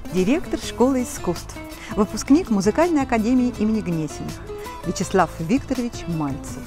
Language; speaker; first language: Russian; native; Russian